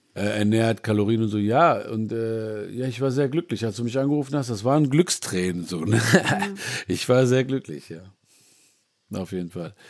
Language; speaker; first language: German; native; German